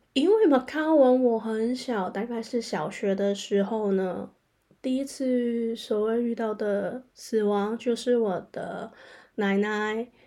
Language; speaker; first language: Chinese; non-native, local second language; Cantonese